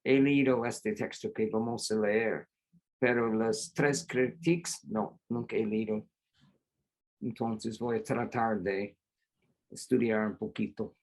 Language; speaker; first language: Spanish; non-native, fluent; English